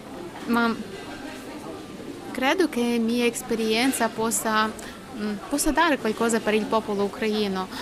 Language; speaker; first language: Italian; non-native, learner; Ukrainian